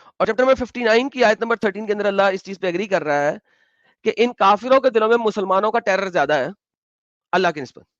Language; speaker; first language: Urdu; native; Urdu